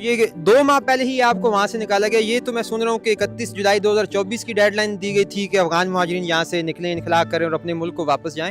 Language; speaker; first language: Urdu; native; Urdu